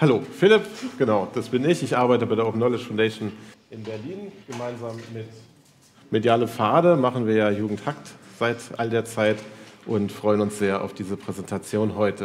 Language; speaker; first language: German; native; German